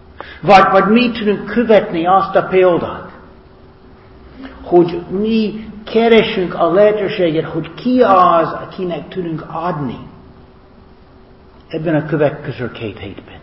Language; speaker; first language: Hungarian; non-native, learner; English